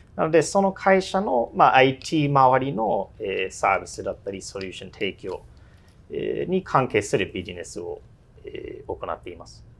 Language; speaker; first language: Japanese; non-native, fluent; English